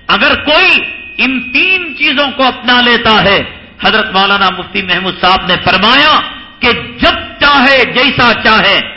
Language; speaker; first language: Urdu; native; Urdu